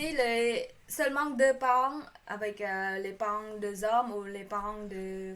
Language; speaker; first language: French; non-native, learner; Khmer